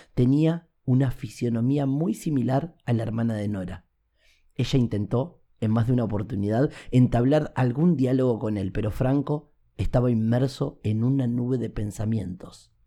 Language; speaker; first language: Spanish; native; Spanish